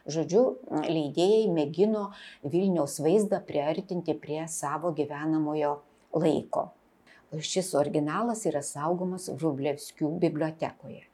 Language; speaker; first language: Lithuanian; native; Lithuanian